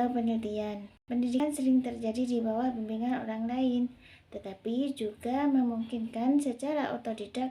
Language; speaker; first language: Indonesian; native; Indonesian